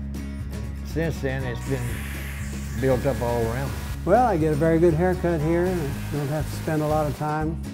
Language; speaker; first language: English; native; English